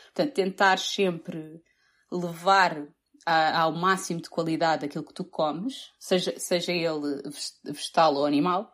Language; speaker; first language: Portuguese; native; Portuguese